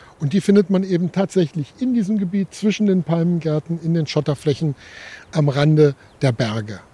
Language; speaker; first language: German; native; German